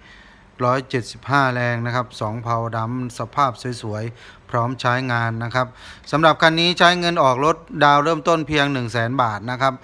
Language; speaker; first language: Thai; native; Thai